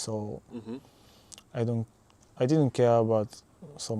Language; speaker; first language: English; non-native, learner; Japanese